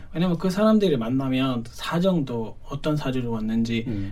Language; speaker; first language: Korean; non-native, fluent; Arabic